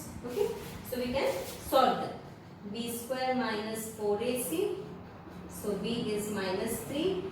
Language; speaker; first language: English; non-native, local second language; Hindi